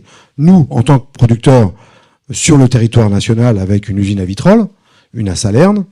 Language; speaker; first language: French; native; French